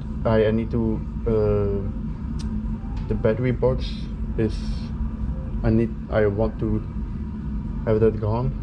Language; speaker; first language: English; non-native, fluent; Dutch